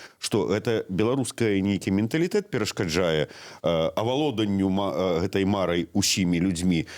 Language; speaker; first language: Belarusian; native; Belarusian